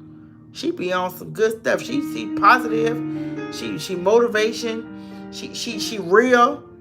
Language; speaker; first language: English; native; English